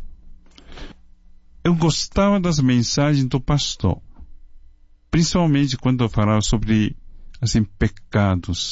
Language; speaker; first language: Portuguese; non-native, fluent; Chinese